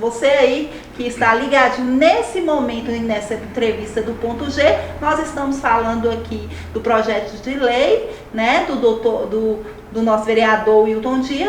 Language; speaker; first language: Portuguese; native; Portuguese